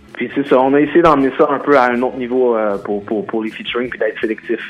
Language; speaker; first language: French; native; French